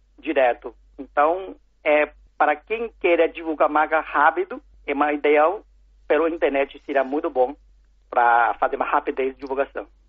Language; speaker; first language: Portuguese; non-native, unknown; Chinese